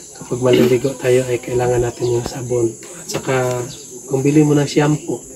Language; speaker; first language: Filipino; non-native, local second language; Cebuano